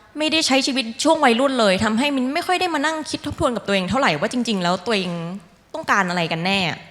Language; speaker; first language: Thai; native; Thai